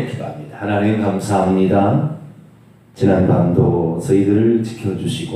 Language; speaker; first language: Korean; native; Korean